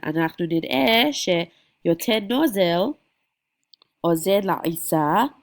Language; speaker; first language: Hebrew; non-native, fluent; English